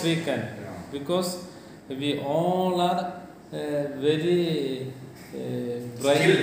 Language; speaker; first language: English; non-native, learner; Malayalam